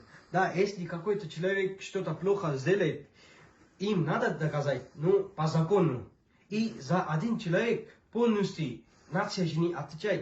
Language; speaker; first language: Russian; non-native, learner; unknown